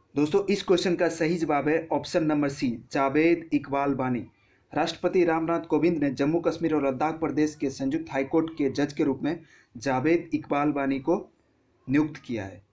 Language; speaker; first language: Hindi; non-native, local second language; Bangla